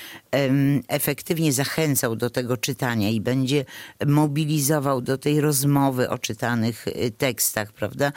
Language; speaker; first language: Polish; native; Polish